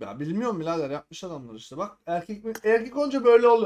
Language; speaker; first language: Turkish; native; Turkish